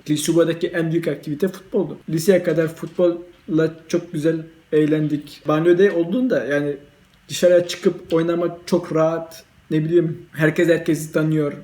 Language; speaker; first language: Turkish; early bilingual, heritage; Turkish